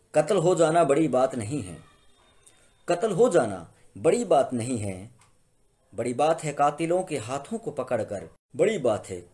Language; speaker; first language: Hindi; native; Hindi